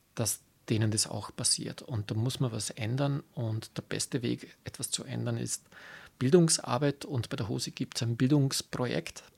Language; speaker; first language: German; native; German